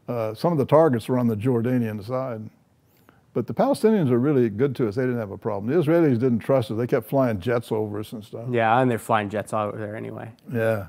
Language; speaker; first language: English; native; English